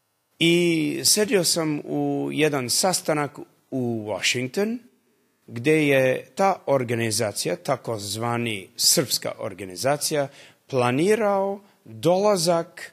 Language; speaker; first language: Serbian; early bilingual, heritage; English